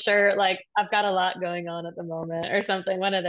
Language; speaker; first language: English; native; English